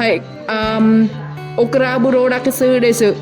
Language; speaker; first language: Japanese; non-native, learner; Vietnamese